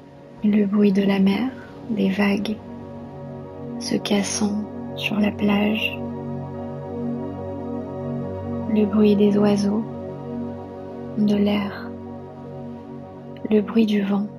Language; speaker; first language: French; native; French